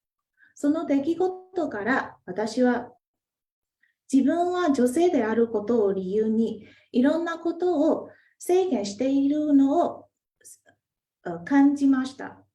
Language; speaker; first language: Japanese; non-native, fluent; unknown